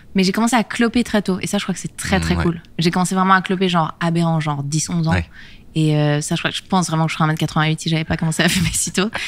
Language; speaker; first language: French; native; French